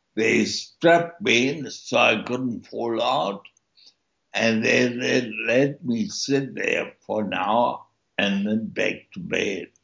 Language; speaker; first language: English; early bilingual, other home language; German